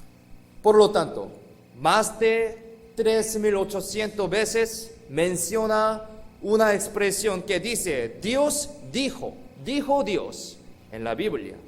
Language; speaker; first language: Spanish; non-native, fluent; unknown